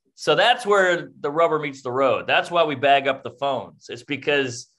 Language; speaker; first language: English; native; English